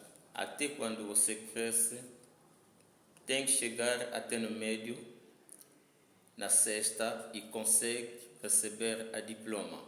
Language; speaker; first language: Portuguese; non-native, learner; Lingala